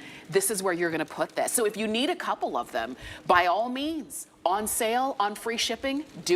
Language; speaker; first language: English; native; English